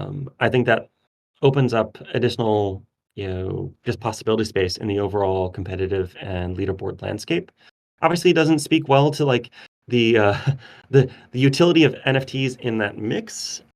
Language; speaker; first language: English; native; English